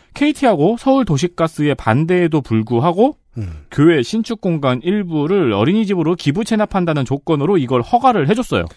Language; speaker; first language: Korean; native; Korean